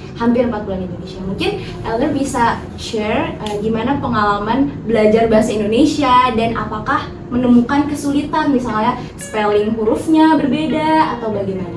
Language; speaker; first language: Indonesian; native; Indonesian